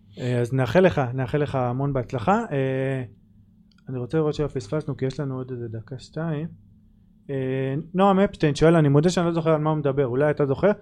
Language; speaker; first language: Hebrew; native; Hebrew